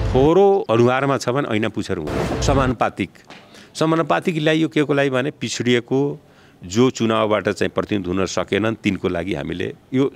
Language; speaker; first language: Nepali; non-native, local second language; Bhojpuri